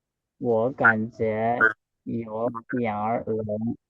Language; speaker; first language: Chinese; non-native, learner; Lao